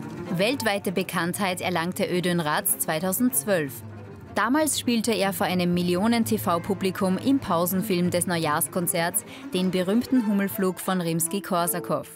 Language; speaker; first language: German; native; German